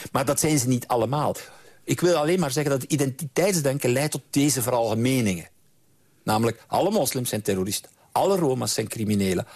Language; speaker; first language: Dutch; native; Dutch